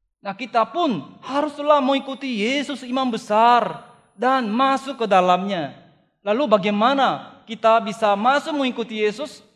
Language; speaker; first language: Indonesian; non-native, fluent; Korean